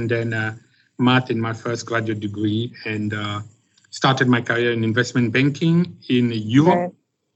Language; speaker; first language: English; non-native, local second language; French